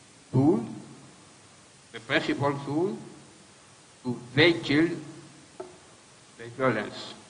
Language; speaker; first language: English; non-native, learner; French